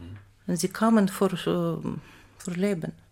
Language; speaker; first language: German; non-native, learner; Ukrainian